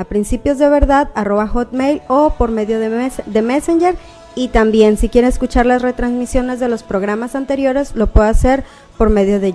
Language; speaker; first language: Spanish; native; Spanish